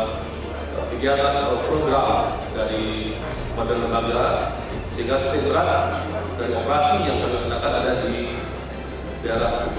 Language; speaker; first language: Indonesian; native; Indonesian